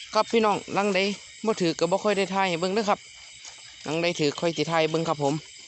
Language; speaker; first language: Thai; native; Thai